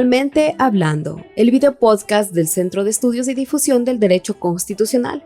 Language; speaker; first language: Spanish; native; Spanish